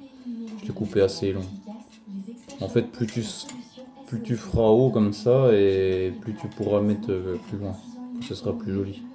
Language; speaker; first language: French; native; French